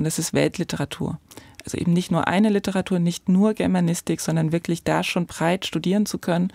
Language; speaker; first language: German; native; German